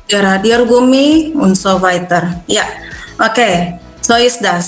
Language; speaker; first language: German; non-native, learner; Indonesian